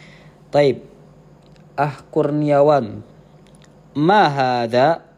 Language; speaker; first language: Arabic; non-native, fluent; Indonesian